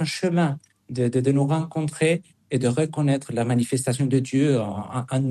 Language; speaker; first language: French; non-native, fluent; Spanish